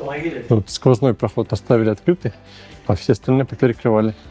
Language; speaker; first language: Russian; native; Russian